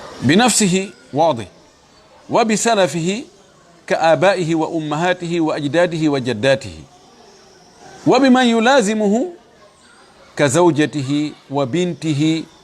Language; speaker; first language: Arabic; non-native, fluent; Fula